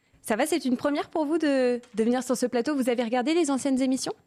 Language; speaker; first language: French; native; French